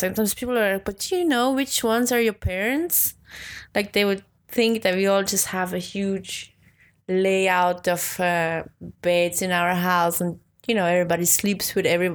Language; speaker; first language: English; non-native, fluent; Swiss German